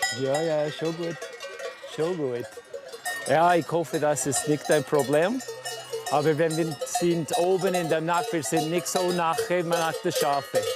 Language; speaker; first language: German; non-native, learner; English